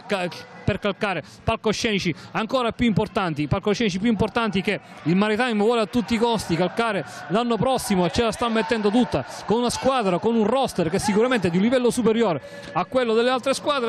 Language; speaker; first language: Italian; native; Italian